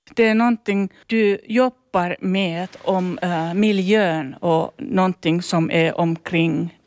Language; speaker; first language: Swedish; non-native, local second language; Finnish